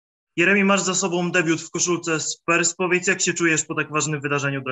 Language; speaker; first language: Polish; native; Polish